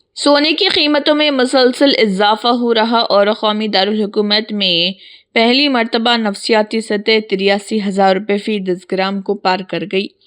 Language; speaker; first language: Urdu; native; Urdu